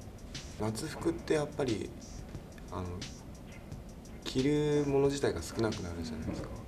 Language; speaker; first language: Japanese; native; Japanese